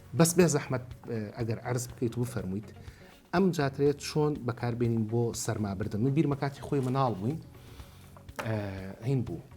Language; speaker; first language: Central Kurdish; native; Central Kurdish